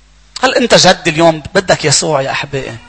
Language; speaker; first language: Arabic; native; Arabic